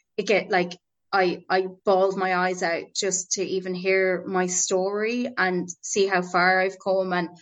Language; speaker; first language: English; native; English